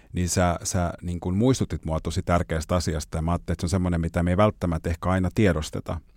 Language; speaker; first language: Finnish; native; Finnish